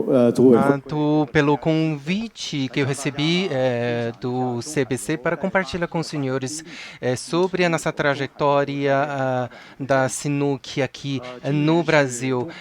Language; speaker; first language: Portuguese; non-native, fluent; Chinese